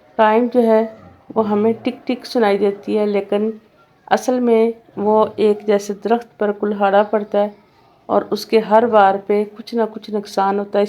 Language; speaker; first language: Urdu; native; Urdu